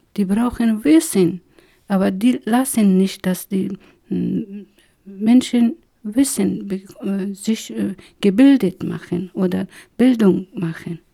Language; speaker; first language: German; non-native, learner; Persian